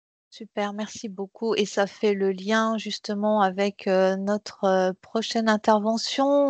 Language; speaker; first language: French; native; French